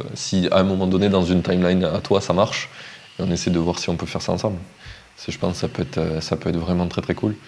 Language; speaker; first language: French; native; French